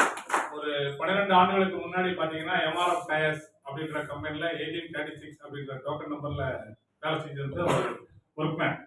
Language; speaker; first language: Tamil; native; Tamil